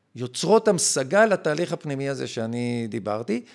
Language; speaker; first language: Hebrew; native; Hebrew